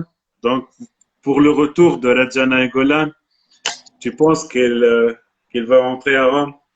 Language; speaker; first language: French; non-native, local second language; Arabic